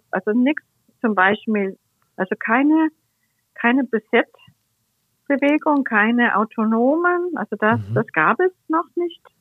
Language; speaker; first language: German; non-native, fluent; Danish